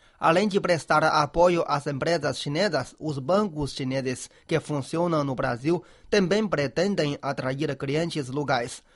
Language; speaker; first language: Portuguese; non-native, fluent; Chinese